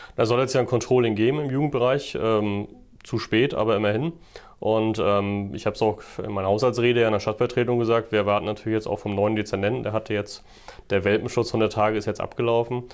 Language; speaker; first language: German; native; German